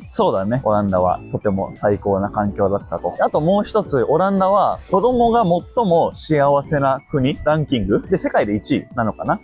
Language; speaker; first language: Japanese; native; Japanese